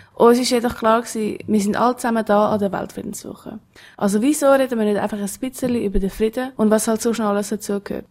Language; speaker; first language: German; native; German